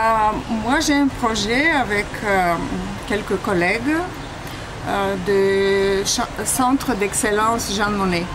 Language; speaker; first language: French; non-native, fluent; Bulgarian